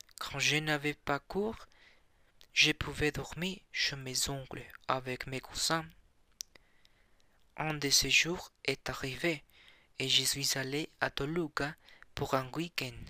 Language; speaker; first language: French; non-native, learner; Spanish